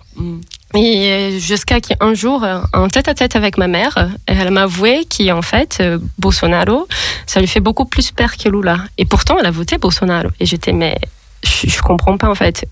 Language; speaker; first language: French; non-native, fluent; Portuguese